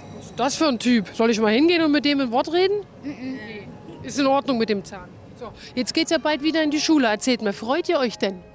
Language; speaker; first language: German; native; German